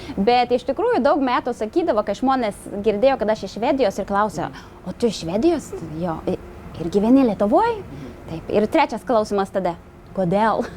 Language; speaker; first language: Lithuanian; non-native, fluent; Swedish